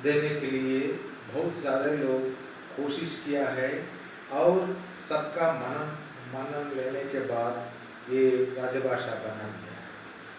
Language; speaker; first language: Hindi; non-native, local second language; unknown